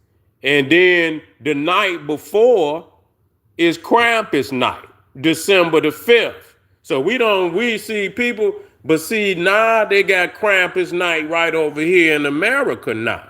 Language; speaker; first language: English; native; English